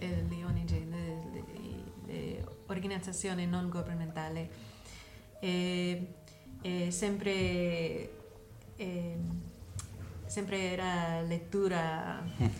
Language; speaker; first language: Italian; non-native, learner; English